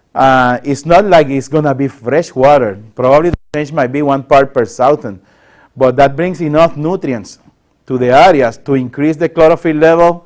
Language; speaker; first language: English; non-native, local second language; Spanish